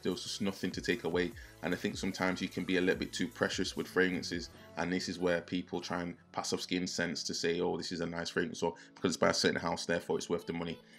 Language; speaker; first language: English; native; English